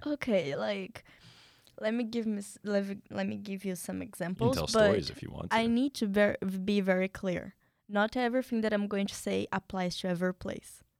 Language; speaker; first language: English; non-native, fluent; Portuguese